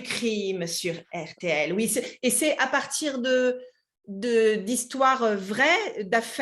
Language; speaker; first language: French; native; French